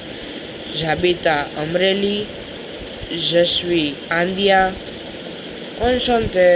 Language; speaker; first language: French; non-native, learner; Gujarati